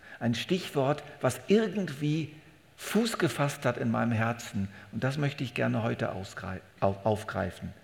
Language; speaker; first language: German; native; German